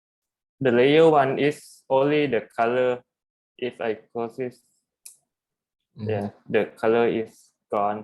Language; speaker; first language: English; non-native, learner; Thai